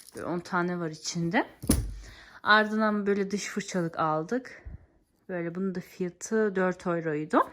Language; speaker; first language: Turkish; early bilingual, heritage; Turkish